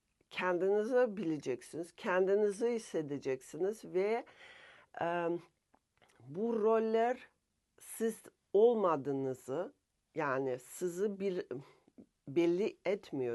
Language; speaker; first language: Turkish; non-native, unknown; Russian